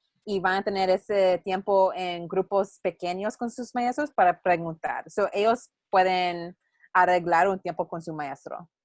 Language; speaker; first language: Spanish; non-native, learner; English